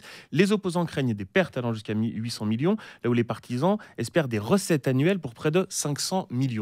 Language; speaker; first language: French; native; French